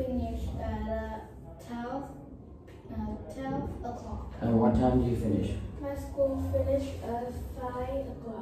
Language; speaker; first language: English; non-native, learner; Vietnamese